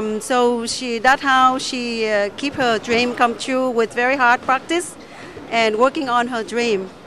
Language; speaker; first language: English; non-native, learner; Vietnamese